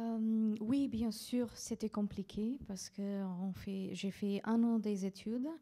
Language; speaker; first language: French; non-native, fluent; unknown